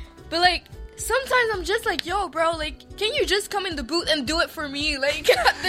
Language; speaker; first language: English; non-native, local second language; French